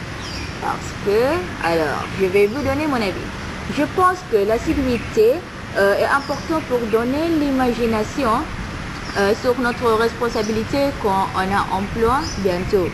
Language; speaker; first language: French; non-native, learner; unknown